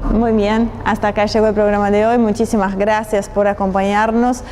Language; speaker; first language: Spanish; native; Spanish